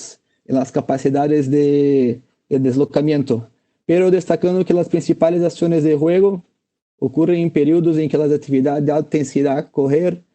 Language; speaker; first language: Spanish; non-native, fluent; Portuguese